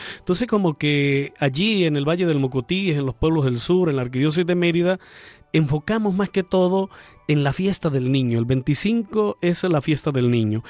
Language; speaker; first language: Spanish; native; Spanish